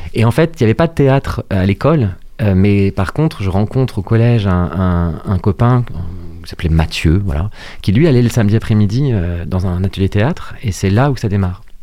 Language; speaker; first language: French; native; French